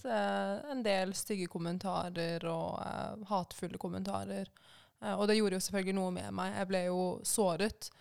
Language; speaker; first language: Norwegian; early bilingual, other home language; Persian